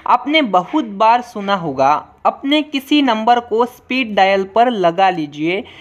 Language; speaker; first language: Hindi; non-native, local second language; Marathi